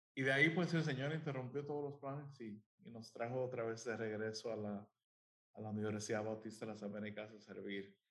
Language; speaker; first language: Spanish; native; Spanish